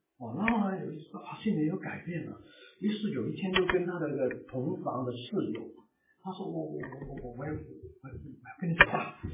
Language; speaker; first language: Chinese; non-native, local second language; Cantonese